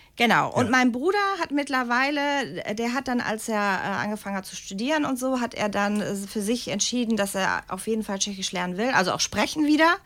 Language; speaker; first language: German; early bilingual, other home language; Czech